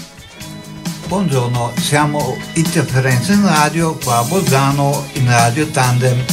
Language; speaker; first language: Italian; non-native, local second language; German